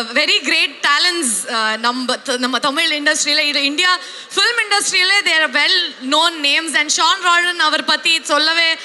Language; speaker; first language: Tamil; non-native, local second language; Kannada